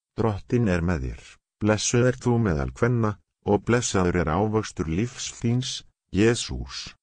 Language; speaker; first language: Icelandic; non-native, learner; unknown